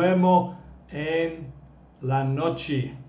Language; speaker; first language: Spanish; non-native, fluent; English